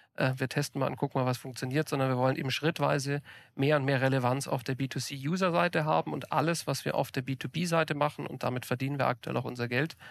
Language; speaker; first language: German; native; German